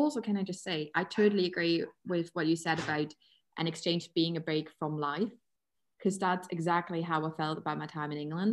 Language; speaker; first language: English; non-native, fluent; German